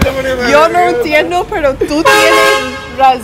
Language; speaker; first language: Spanish; non-native, learner; English